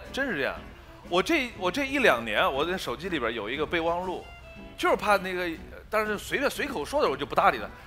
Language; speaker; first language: Chinese; native; Chinese